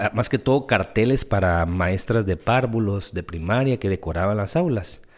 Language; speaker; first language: Spanish; native; Spanish